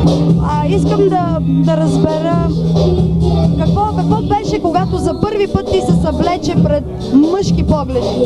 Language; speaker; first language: Bulgarian; native; Bulgarian